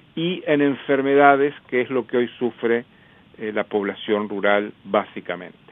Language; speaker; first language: Spanish; native; Spanish